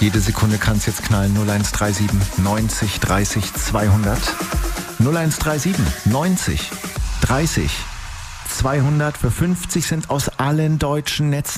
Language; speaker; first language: German; native; German